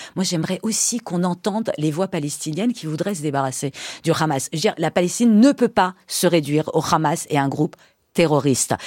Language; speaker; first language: French; early bilingual, other home language; Persian